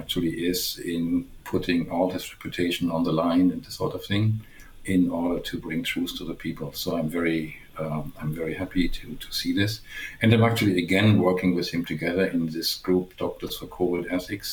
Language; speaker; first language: English; non-native, fluent; German